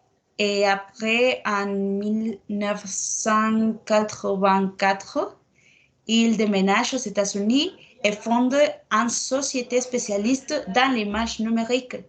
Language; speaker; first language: French; non-native, learner; Spanish